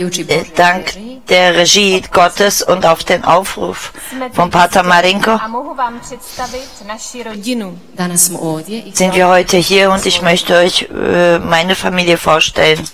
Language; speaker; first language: German; non-native, fluent; Czech